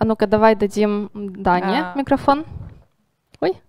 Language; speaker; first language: Russian; native; Russian